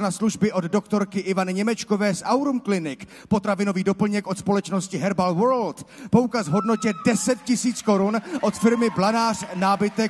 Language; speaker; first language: Czech; native; Czech